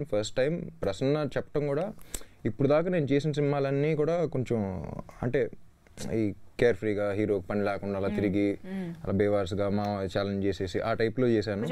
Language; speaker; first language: Telugu; native; Telugu